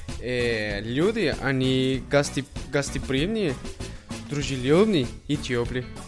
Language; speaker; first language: Russian; non-native, learner; Spanish